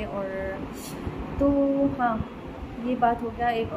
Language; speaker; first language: Hindi; non-native, local second language; Nepali